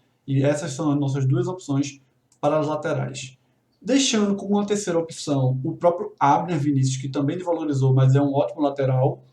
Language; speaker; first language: Portuguese; native; Portuguese